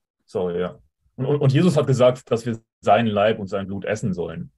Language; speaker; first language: German; native; German